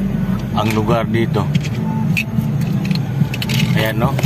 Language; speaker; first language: Filipino; early bilingual, heritage; Filipino